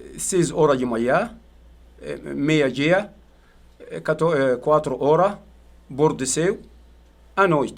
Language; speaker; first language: Portuguese; non-native, learner; Arabic